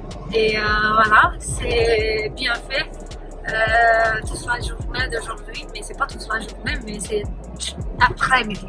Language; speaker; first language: French; non-native, learner; Punjabi